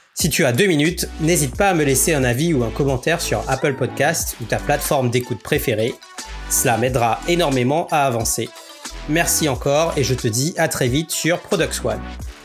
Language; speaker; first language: French; native; French